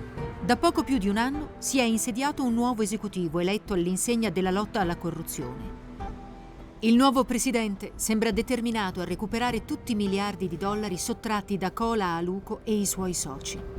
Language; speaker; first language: Italian; native; Italian